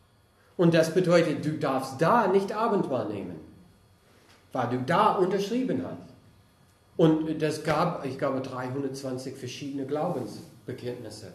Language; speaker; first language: German; non-native, fluent; English